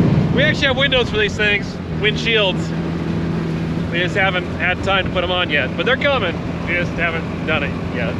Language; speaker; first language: English; native; English